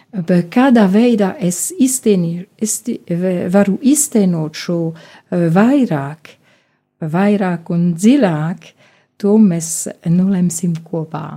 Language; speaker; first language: Latvian; non-native, fluent; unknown